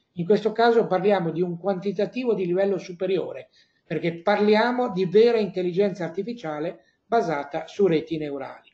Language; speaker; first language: Italian; native; Italian